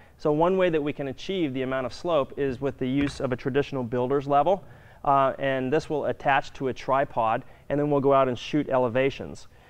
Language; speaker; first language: English; native; English